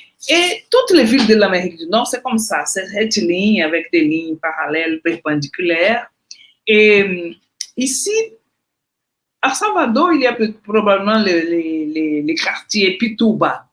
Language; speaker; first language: French; non-native, fluent; Portuguese